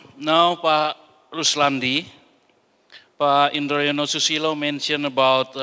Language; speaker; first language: English; non-native, fluent; Indonesian